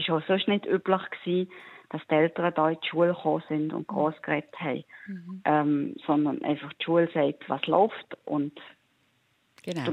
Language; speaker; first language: German; native; German